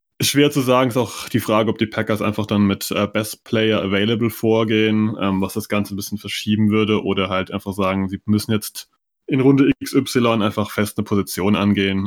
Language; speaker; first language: German; native; German